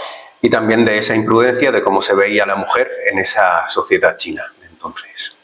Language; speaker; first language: Spanish; native; Spanish